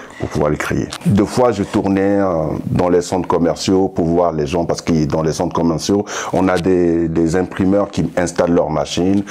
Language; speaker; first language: French; non-native, local second language; Sango